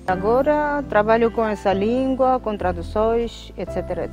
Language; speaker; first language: Portuguese; non-native, fluent; Georgian